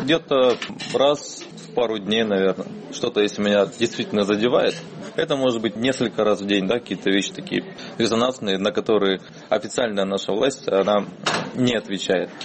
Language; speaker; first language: Russian; native; Russian